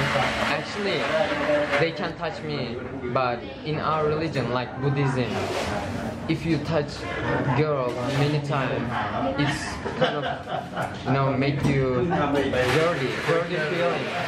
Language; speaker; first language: English; non-native, learner; Thai